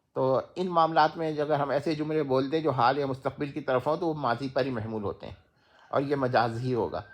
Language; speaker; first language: Urdu; non-native, local second language; Sindhi